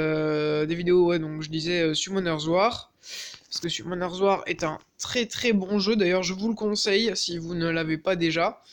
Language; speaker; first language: French; native; French